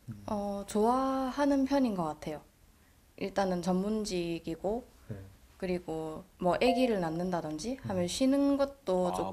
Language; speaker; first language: Korean; native; Korean